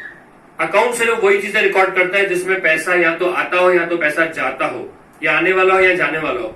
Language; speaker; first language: Hindi; native; Hindi